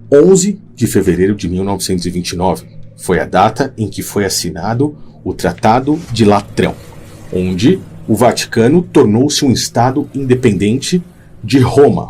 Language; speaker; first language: Portuguese; native; Portuguese